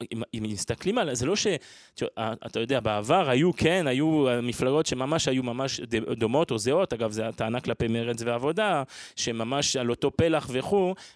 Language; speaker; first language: Hebrew; non-native, fluent; French